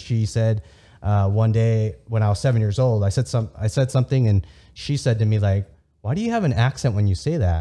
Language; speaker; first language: English; early bilingual, other home language; Vietnamese